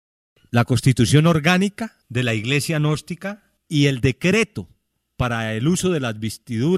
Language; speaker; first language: Spanish; native; Spanish